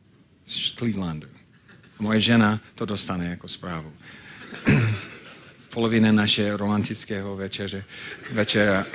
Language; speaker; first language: Czech; non-native, fluent; English